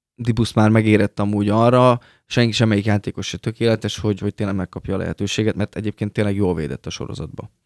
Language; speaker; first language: Hungarian; native; Hungarian